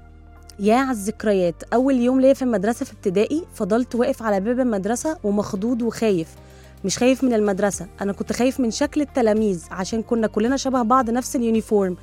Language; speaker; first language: Arabic; native; Arabic